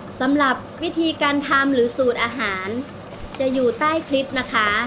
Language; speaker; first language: Thai; native; Thai